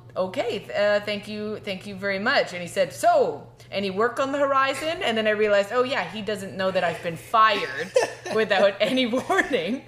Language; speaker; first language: English; native; English